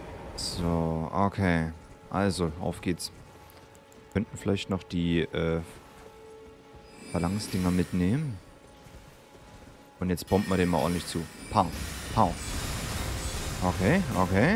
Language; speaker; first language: German; native; German